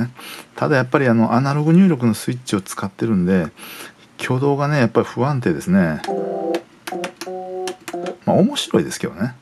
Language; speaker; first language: Japanese; native; Japanese